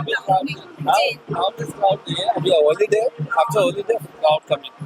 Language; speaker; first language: English; non-native, learner; Hindi